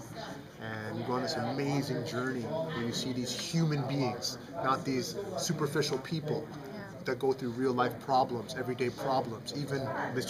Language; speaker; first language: English; native; English